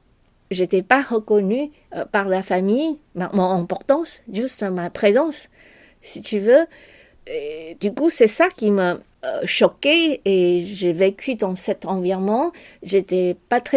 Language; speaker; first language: French; non-native, fluent; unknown